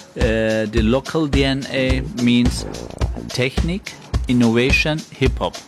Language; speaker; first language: English; non-native, fluent; Turkish